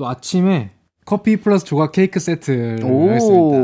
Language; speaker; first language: Korean; native; Korean